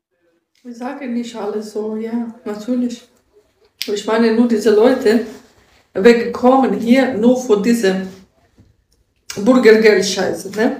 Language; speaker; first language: German; non-native, learner; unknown